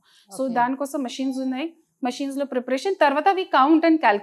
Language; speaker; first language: Telugu; non-native, fluent; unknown